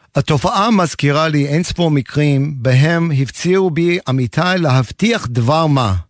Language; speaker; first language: Hebrew; non-native, fluent; English